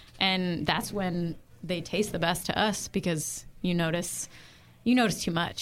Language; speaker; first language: English; native; English